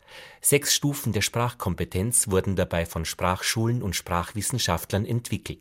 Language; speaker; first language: German; native; German